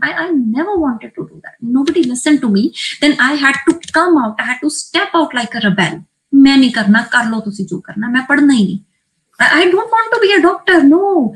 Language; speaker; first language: Punjabi; native; Punjabi